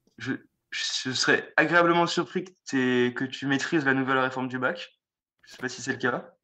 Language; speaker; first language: French; native; French